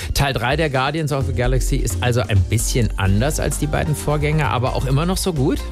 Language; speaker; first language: German; native; German